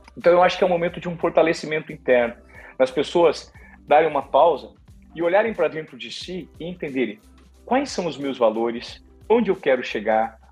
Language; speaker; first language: Portuguese; native; Portuguese